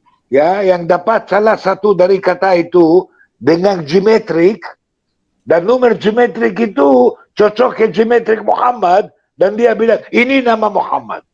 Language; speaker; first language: Indonesian; non-native, fluent; Hebrew